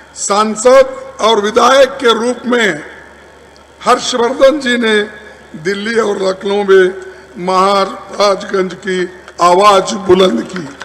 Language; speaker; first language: Hindi; non-native, local second language; Kannada